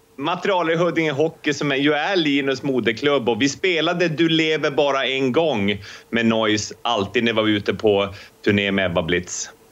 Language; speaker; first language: Swedish; native; Swedish